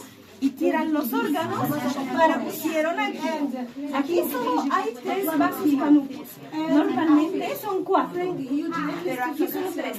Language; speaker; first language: Spanish; non-native, fluent; Arabic